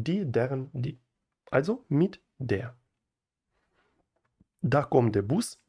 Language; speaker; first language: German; non-native, fluent; Ukrainian